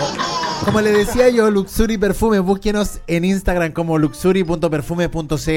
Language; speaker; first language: Spanish; native; Spanish